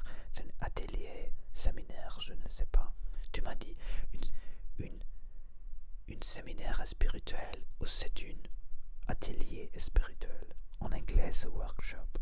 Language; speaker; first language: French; non-native, learner; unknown